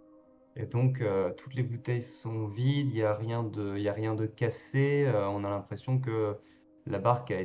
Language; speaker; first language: French; native; French